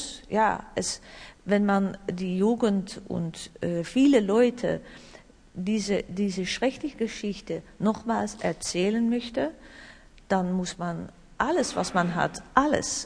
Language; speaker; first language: German; non-native, learner; Dutch